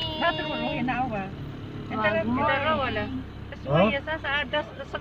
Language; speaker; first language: Arabic; non-native, learner; Filipino